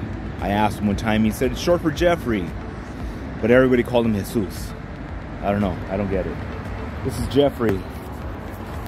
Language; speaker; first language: English; native; English